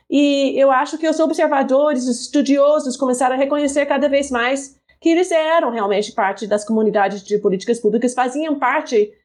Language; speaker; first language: Portuguese; non-native, fluent; English